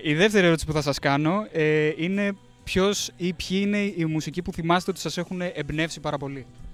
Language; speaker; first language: Greek; native; Greek